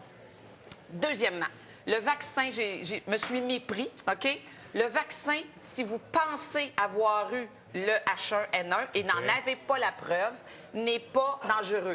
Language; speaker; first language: French; native; French